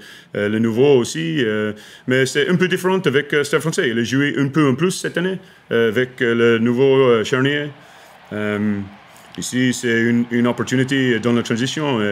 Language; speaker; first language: French; non-native, learner; English